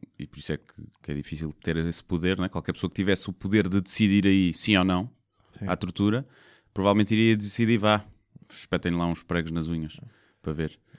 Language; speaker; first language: Portuguese; native; Portuguese